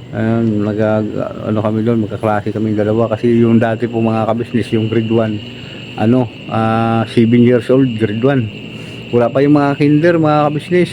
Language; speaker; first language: Filipino; non-native, local second language; Cebuano